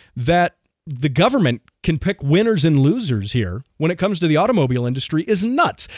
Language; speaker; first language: English; native; English